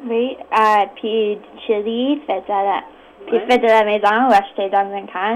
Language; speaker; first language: French; non-native, local second language; English